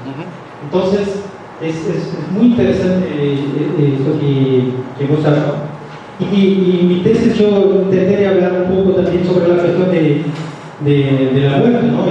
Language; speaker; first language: Spanish; non-native, fluent; Portuguese